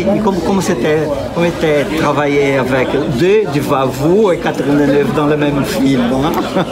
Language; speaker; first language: French; non-native, learner; Portuguese